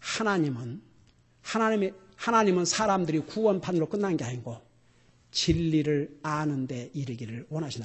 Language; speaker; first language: Korean; native; Korean